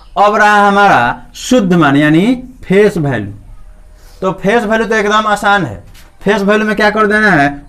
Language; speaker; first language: Hindi; native; Hindi